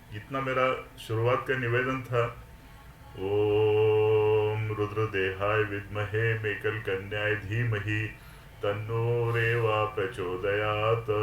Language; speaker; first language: Hindi; non-native, local second language; Marathi